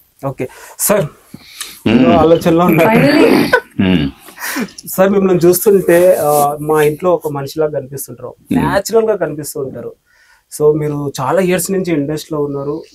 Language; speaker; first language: Telugu; native; Telugu